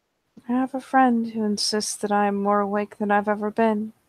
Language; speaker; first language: English; native; English